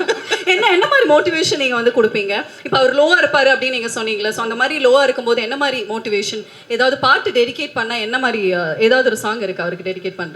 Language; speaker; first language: Tamil; native; Tamil